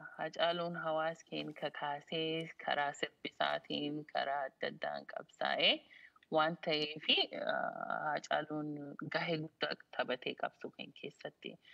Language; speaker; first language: Oromo; early bilingual, heritage; Oromo